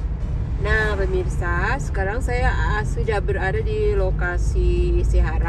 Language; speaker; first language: Indonesian; native; Indonesian